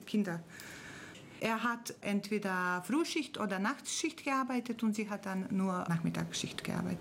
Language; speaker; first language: German; non-native, fluent; Serbian